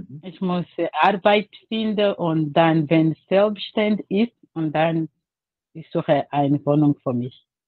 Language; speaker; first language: German; non-native, learner; Portuguese